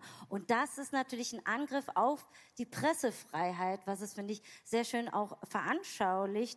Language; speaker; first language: German; native; German